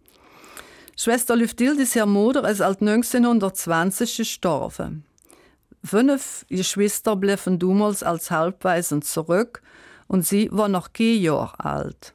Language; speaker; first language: German; native; German